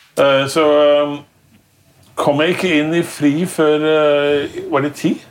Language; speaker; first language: Norwegian; native; Norwegian